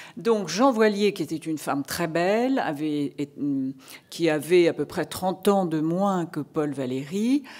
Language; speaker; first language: French; native; French